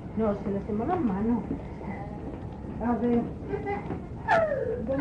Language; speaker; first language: Spanish; native; Spanish